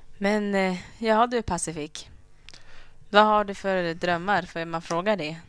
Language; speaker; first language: Swedish; early bilingual, other home language; Kinyarwanda